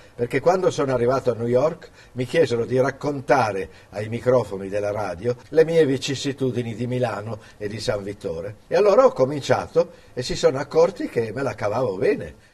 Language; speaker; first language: Italian; early bilingual, other home language; English